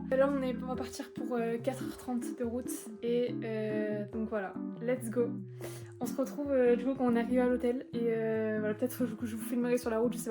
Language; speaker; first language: French; native; French